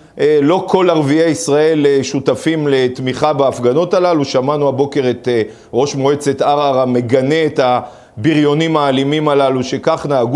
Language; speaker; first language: Hebrew; native; Hebrew